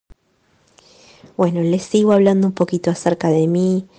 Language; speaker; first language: Spanish; native; Spanish